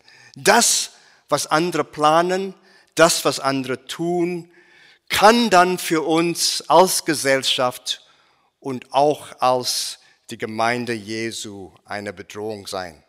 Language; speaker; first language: German; non-native, fluent; English